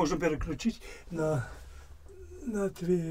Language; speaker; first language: Russian; non-native, learner; German